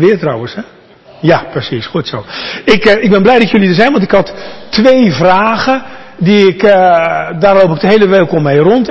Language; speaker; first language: Dutch; native; Dutch